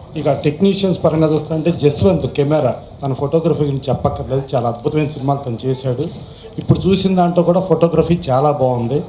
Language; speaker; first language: Telugu; native; Telugu